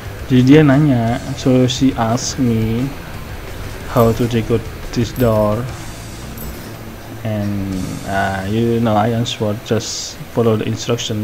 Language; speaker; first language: English; non-native, learner; Indonesian